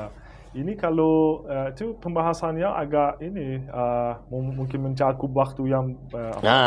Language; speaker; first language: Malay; non-native, fluent; Persian